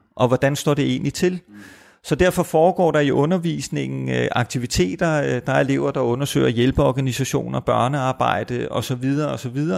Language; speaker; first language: Danish; native; Danish